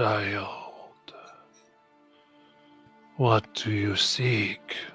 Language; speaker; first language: English; native; English